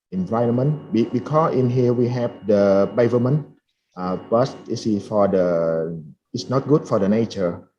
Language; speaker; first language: English; non-native, fluent; Vietnamese